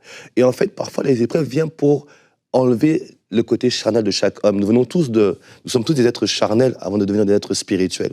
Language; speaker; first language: French; native; French